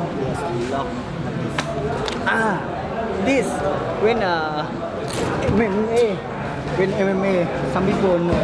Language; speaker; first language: English; non-native, learner; Thai